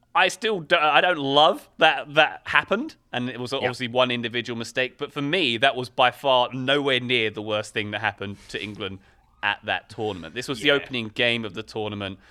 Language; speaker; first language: English; native; English